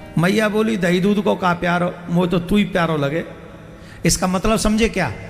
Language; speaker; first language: Hindi; native; Hindi